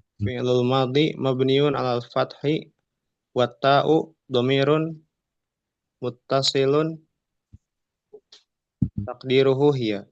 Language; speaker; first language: Arabic; non-native, learner; Indonesian